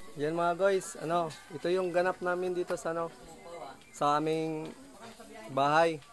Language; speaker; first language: Filipino; non-native, local second language; Cebuano